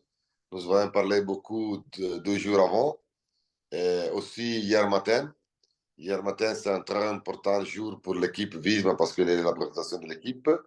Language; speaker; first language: French; non-native, learner; Italian